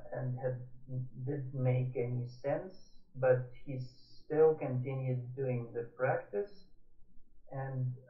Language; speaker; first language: English; non-native, fluent; Russian